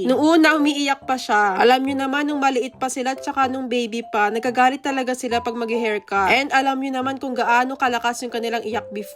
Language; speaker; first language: Filipino; native; Filipino